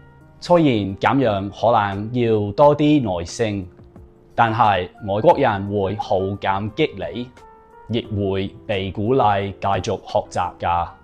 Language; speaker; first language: Cantonese; non-native, fluent; English